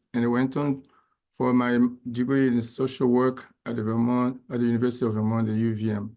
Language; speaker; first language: English; non-native, fluent; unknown